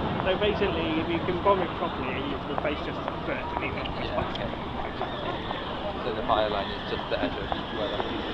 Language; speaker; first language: English; non-native, learner; Dutch